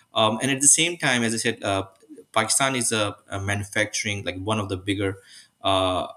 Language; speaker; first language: English; non-native, local second language; Urdu